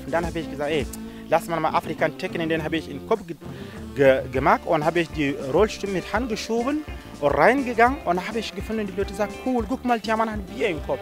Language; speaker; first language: German; non-native, learner; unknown